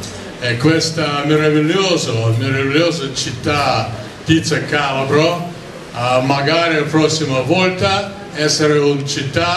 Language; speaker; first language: Italian; non-native, learner; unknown